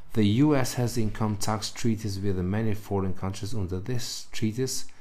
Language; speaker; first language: English; non-native, learner; Albanian